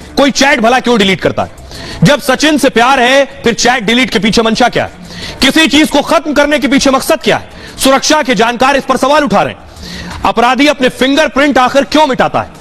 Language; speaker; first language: Hindi; native; Hindi